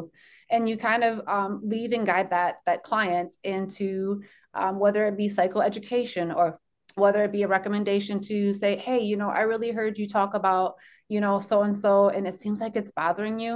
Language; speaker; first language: English; early bilingual, other home language; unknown